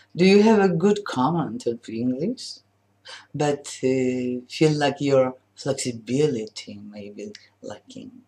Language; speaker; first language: English; non-native, fluent; Polish